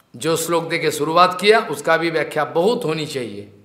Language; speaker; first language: Hindi; non-native, local second language; Bangla